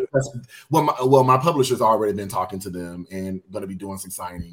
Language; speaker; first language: English; native; English